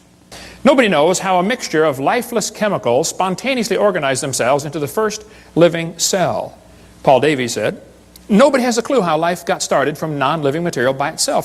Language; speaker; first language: English; native; English